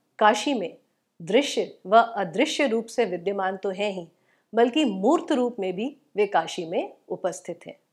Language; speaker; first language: Hindi; native; Hindi